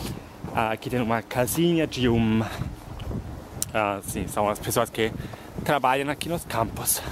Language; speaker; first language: Portuguese; non-native, fluent; German